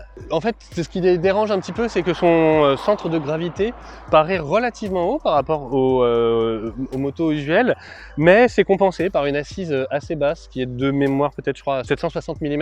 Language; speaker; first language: French; native; French